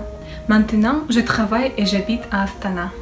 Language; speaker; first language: French; non-native, fluent; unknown